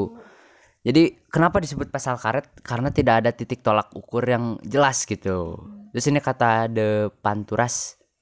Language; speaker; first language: Indonesian; non-native, local second language; Sundanese